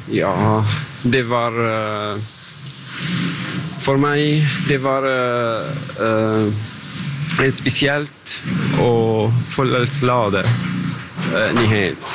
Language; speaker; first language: Norwegian; non-native, fluent; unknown